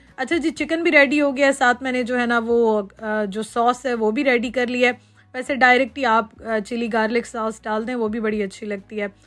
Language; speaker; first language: Urdu; native; Urdu